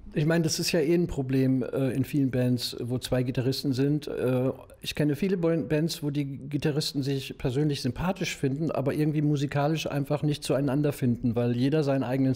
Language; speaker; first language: German; native; German